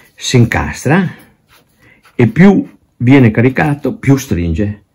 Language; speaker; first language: Italian; non-native, local second language; Ladin